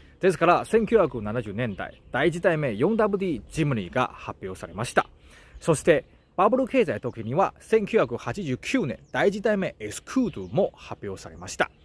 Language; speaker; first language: Japanese; non-native, learner; Chinese